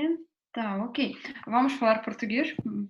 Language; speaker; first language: Portuguese; non-native, fluent; Russian